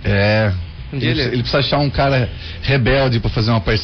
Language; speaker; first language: Portuguese; native; Portuguese